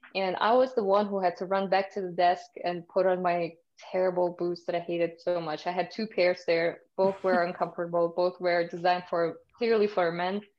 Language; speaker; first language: English; early bilingual, other home language; Russian